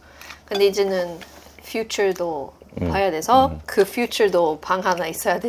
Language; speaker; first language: Korean; non-native, fluent; Swedish